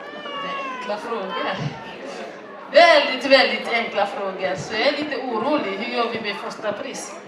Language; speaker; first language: Swedish; non-native, fluent; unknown